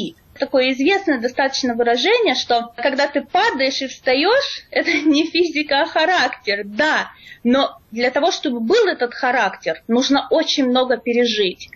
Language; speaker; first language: Russian; native; Russian